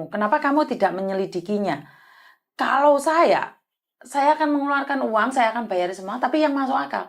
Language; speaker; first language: Malay; native; Malay